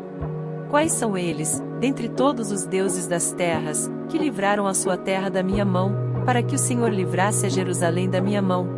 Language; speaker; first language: Portuguese; native; Portuguese